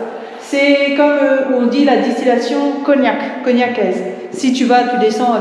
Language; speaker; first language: French; native; French